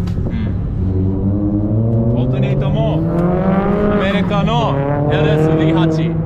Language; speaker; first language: Japanese; non-native, learner; English